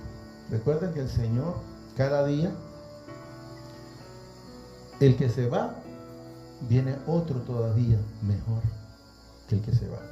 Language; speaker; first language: Spanish; native; Spanish